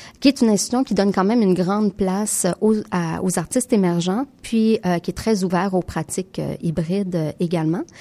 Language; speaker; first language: French; native; French